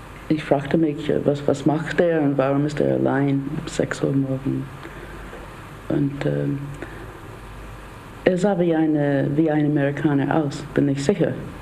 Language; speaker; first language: German; non-native, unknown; English